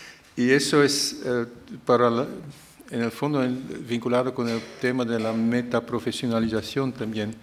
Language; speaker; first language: Spanish; non-native, fluent; Dutch